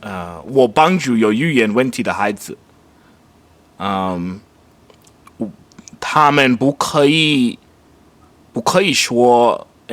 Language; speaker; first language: Chinese; non-native, learner; English